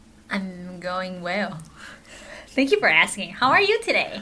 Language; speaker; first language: English; non-native, fluent; Chinese